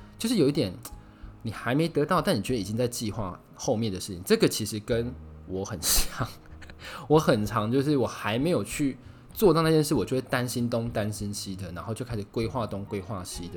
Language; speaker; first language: Chinese; native; Chinese